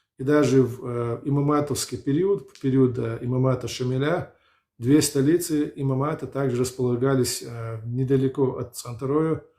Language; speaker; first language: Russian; non-native, local second language; Chechen